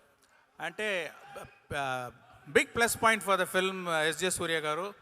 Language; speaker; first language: Telugu; non-native, learner; Tamil